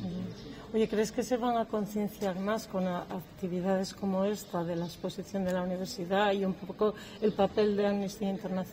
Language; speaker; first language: Spanish; native; Spanish